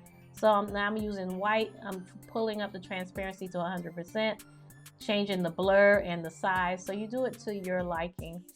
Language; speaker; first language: English; native; English